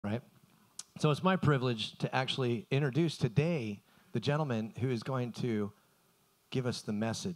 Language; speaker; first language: English; native; English